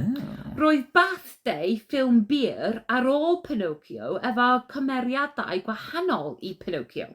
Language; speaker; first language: Welsh; non-native, learner; English